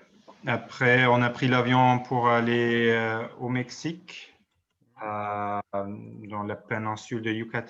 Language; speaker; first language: French; non-native, fluent; German